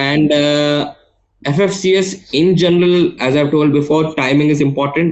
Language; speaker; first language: English; non-native, local second language; Telugu